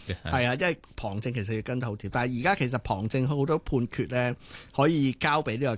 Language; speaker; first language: Cantonese; native; Cantonese